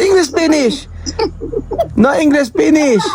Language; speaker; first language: English; non-native, learner; Filipino